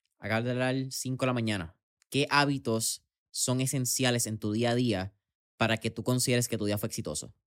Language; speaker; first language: Spanish; native; Spanish